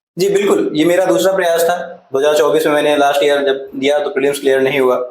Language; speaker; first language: Hindi; native; Hindi